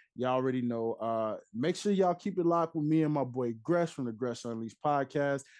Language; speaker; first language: English; native; English